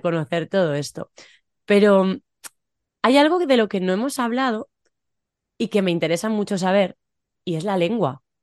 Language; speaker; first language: Spanish; native; Spanish